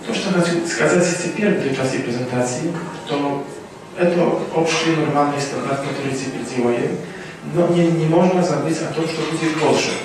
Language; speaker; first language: Russian; non-native, fluent; Polish